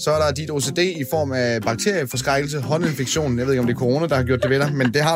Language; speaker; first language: Danish; native; Danish